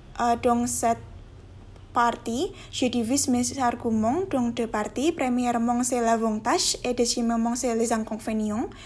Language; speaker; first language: French; non-native, learner; Indonesian